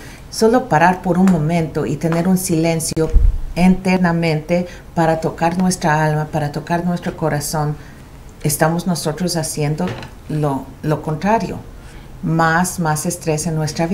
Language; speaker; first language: Spanish; early bilingual, heritage; Spanish